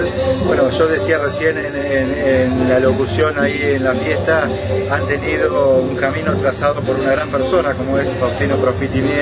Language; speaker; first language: Spanish; native; Spanish